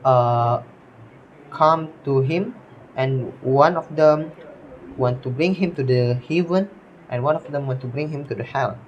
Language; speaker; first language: English; non-native, learner; Indonesian